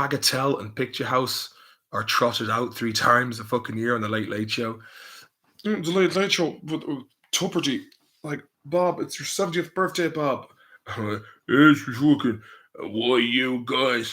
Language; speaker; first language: English; native; English